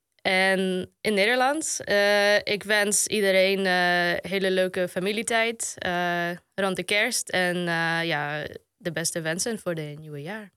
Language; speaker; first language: Dutch; non-native, fluent; Polish